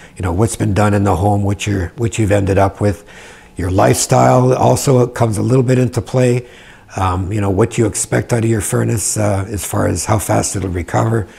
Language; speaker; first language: English; native; English